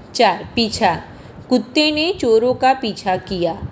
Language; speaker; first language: Hindi; non-native, local second language; Gujarati